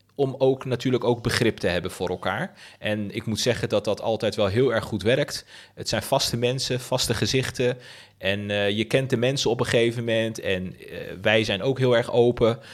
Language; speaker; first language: Dutch; early bilingual, other home language; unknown